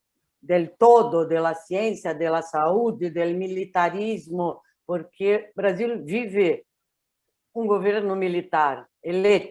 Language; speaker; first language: Spanish; non-native, learner; Portuguese